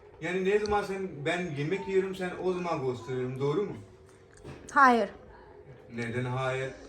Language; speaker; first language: Turkish; non-native, learner; Urdu